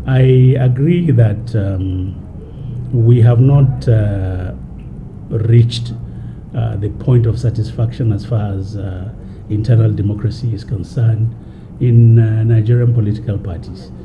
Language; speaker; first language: English; non-native, local second language; Hausa